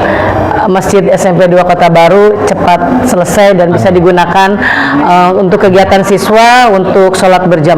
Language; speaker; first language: Indonesian; native; Indonesian